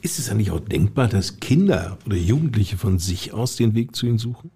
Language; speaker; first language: German; native; German